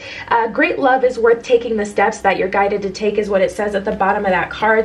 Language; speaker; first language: English; native; English